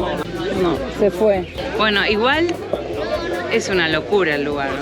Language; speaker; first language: Spanish; native; Spanish